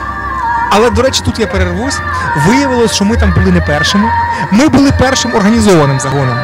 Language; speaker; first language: Ukrainian; native; Ukrainian